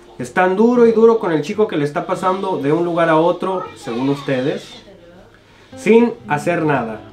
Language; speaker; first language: Spanish; native; Spanish